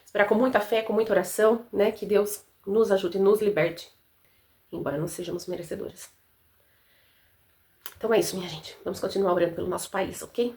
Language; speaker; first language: Portuguese; native; Portuguese